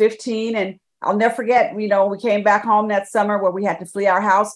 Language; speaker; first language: English; native; English